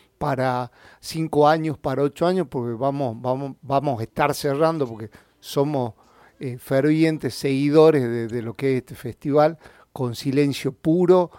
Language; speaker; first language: Spanish; native; Spanish